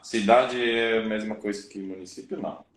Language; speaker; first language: Portuguese; non-native, fluent; Spanish